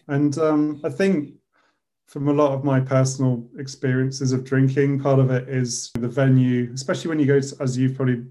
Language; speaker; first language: English; native; English